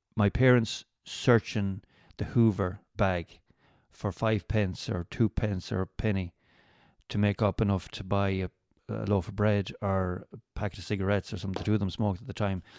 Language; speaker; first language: English; native; English